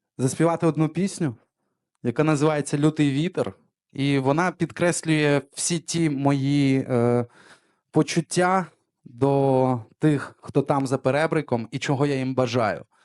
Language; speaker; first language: Ukrainian; early bilingual, other home language; Armenian